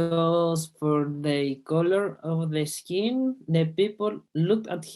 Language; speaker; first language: English; non-native, learner; Spanish